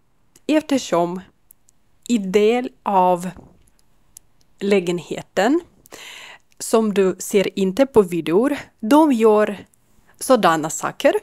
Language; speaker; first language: Swedish; non-native, learner; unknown